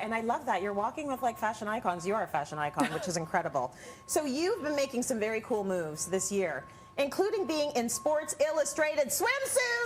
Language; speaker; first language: English; native; English